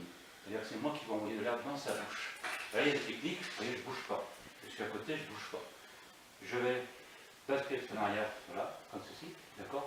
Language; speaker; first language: French; native; French